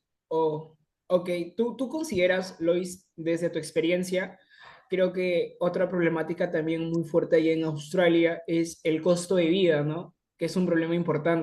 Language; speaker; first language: Spanish; native; Spanish